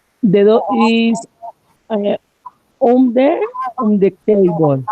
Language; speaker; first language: English; non-native, learner; Spanish